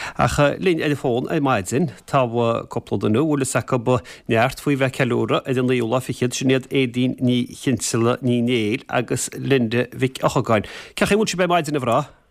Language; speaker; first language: Irish; native; Irish